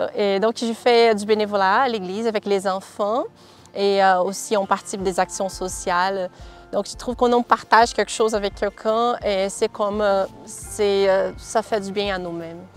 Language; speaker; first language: French; non-native, fluent; Portuguese